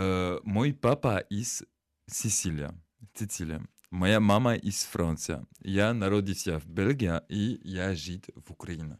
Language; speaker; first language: Russian; non-native, learner; French